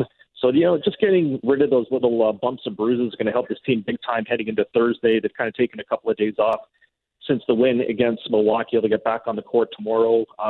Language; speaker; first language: English; native; English